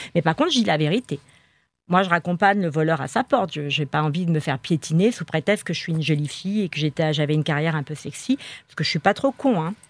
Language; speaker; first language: French; native; French